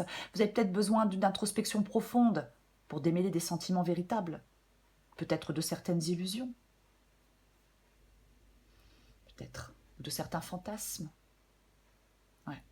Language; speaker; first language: French; native; French